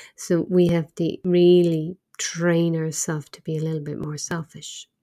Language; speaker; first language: English; native; English